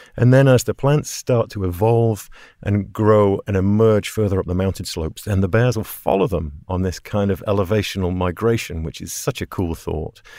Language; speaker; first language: English; native; English